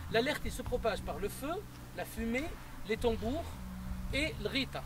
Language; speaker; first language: French; non-native, local second language; Arabic